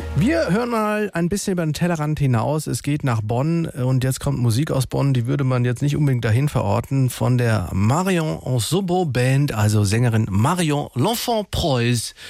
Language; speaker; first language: German; native; German